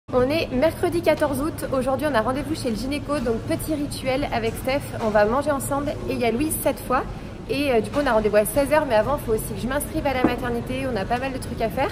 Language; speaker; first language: French; native; French